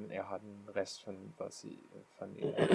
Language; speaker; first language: German; non-native, learner; English